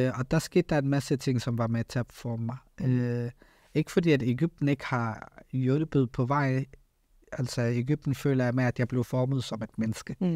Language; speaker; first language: Danish; early bilingual, other home language; Arabic